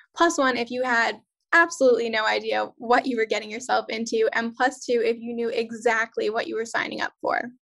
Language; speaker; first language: English; native; English